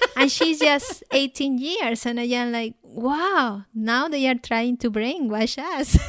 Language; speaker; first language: English; non-native, fluent; Spanish